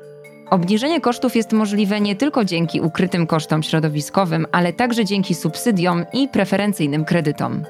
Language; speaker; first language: Polish; native; Polish